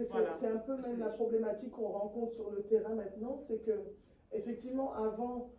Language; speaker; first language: French; native; French